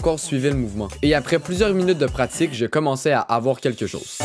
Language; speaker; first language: French; native; French